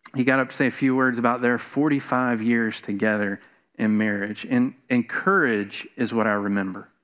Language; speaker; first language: English; native; English